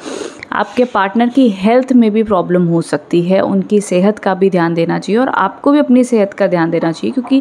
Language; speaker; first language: Hindi; native; Hindi